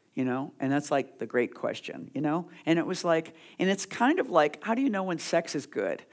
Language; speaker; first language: English; native; English